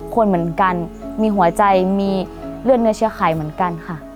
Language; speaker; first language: Thai; non-native, local second language; Hmong